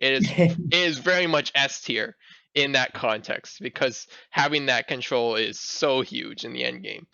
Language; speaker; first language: English; native; English